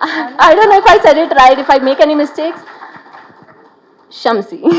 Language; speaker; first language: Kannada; non-native, learner; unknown